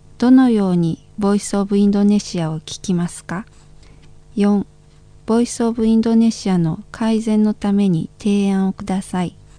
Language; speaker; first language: Japanese; non-native, fluent; Indonesian